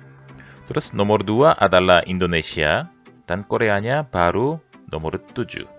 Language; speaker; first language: Indonesian; non-native, fluent; Korean